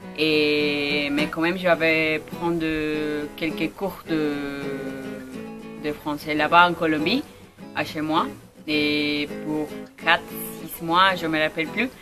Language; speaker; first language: French; non-native, learner; Spanish